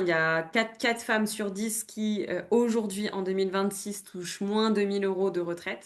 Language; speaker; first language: French; native; French